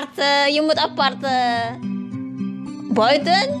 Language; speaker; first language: Dutch; non-native, learner; Indonesian